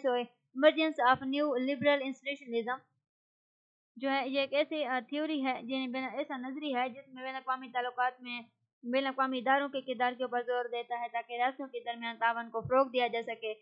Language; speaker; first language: Urdu; native; Urdu